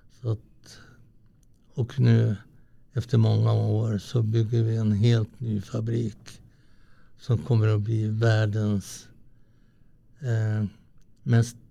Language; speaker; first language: Swedish; early bilingual, other home language; Italian